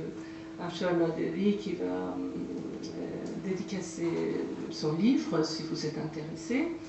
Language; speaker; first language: French; non-native, fluent; Persian